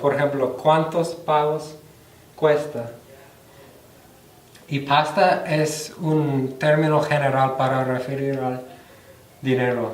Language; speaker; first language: Spanish; non-native, fluent; English